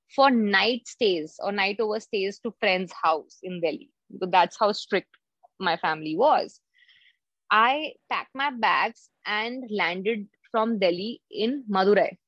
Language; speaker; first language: English; non-native, local second language; Hindi